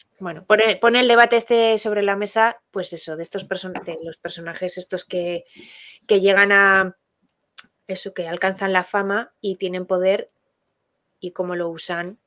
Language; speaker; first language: Spanish; native; Spanish